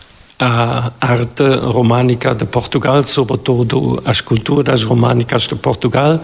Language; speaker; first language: Portuguese; non-native, fluent; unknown